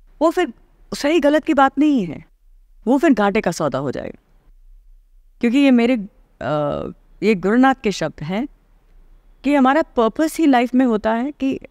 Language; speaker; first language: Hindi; native; Hindi